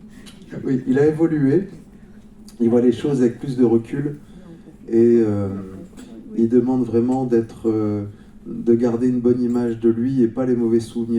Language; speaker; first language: French; native; French